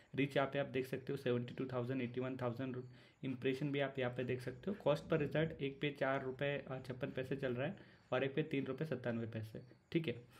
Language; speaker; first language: Hindi; non-native, local second language; Marathi